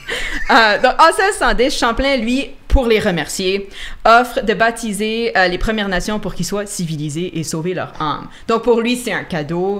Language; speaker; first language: French; native; French